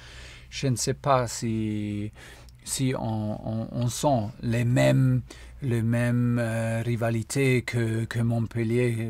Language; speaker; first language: French; non-native, fluent; German